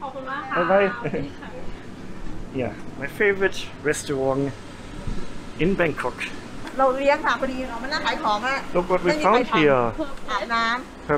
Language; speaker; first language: English; non-native, fluent; German